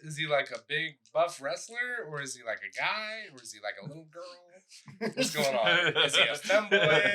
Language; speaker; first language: English; native; English